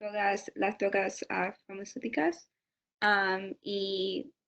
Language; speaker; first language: Spanish; non-native, learner; English